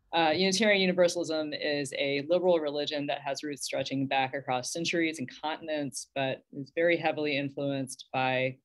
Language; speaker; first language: English; native; English